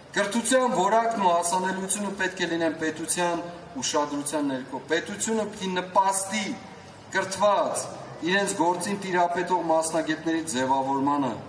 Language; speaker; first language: Armenian; native; Armenian